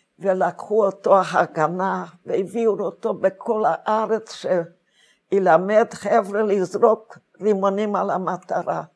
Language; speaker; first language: Hebrew; non-native, fluent; Hungarian